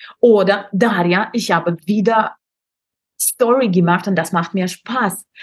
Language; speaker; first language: German; non-native, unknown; Russian